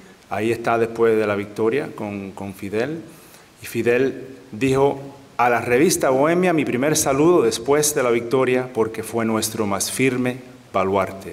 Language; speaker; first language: Spanish; early bilingual, heritage; Spanish